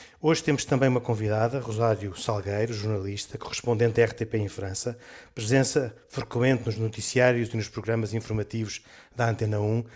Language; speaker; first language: Portuguese; native; Portuguese